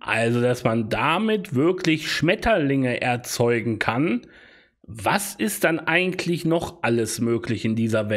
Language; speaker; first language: German; native; German